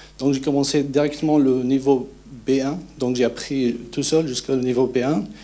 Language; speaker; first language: French; non-native, fluent; Arabic